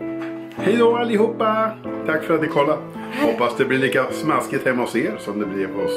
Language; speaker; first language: Swedish; native; Swedish